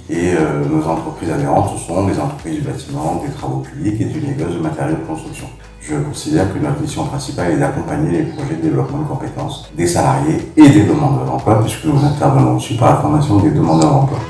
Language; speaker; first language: French; native; French